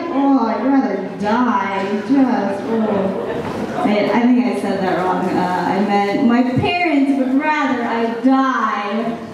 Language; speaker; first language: English; native; English